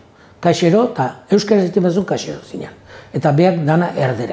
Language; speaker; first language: Basque; native; Basque